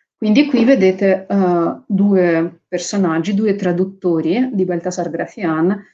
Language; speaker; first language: Italian; non-native, fluent; Russian